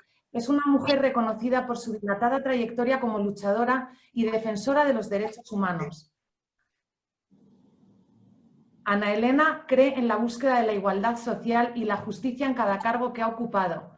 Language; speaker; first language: Spanish; native; Spanish